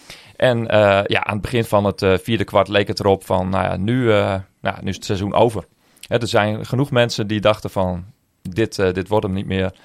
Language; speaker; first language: Dutch; native; Dutch